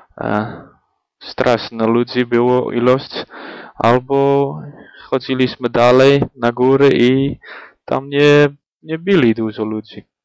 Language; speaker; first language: Polish; non-native, learner; Dutch